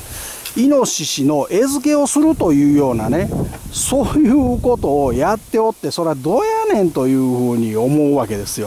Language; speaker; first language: Japanese; native; Japanese